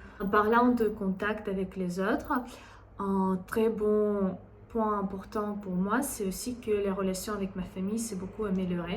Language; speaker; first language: French; non-native, fluent; Russian